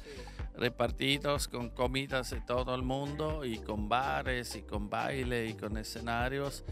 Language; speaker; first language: Spanish; non-native, fluent; German